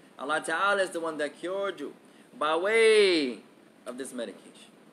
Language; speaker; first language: English; native; English